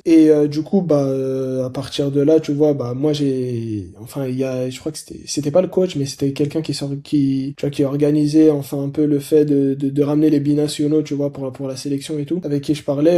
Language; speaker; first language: French; native; French